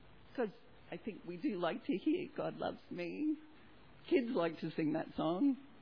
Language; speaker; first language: English; native; English